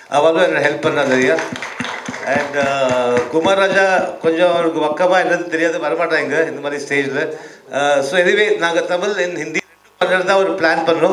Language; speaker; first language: Tamil; early bilingual, other home language; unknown